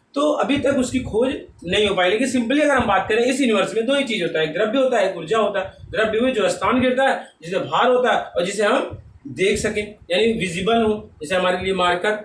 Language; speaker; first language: Hindi; native; Hindi